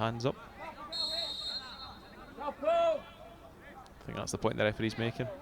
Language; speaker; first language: English; native; English